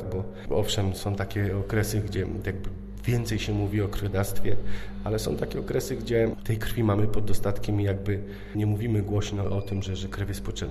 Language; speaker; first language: Polish; native; Polish